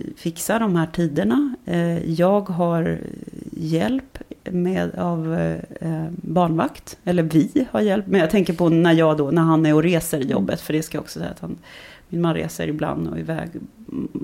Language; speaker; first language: Swedish; native; Swedish